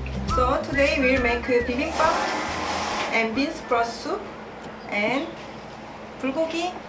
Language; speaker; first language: English; non-native, learner; Korean